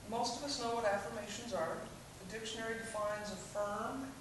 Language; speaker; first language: English; native; English